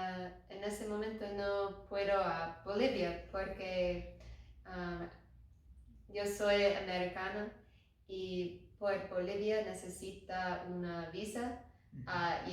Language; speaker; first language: Spanish; non-native, learner; English